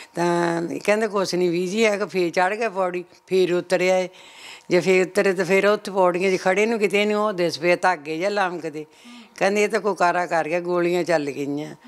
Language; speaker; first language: Punjabi; native; Punjabi